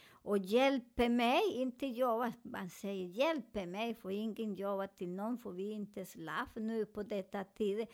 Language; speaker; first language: Swedish; non-native, learner; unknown